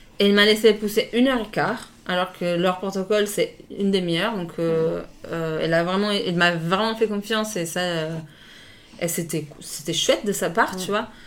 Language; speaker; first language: French; non-native, fluent; Italian